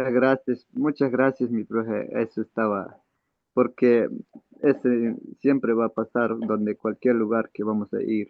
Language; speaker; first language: Spanish; non-native, local second language; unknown